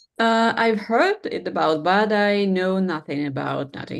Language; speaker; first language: English; non-native, learner; Russian